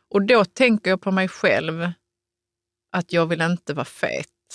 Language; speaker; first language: Swedish; native; Swedish